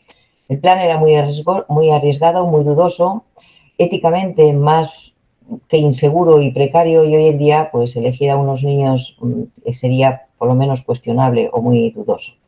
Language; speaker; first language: Spanish; native; Spanish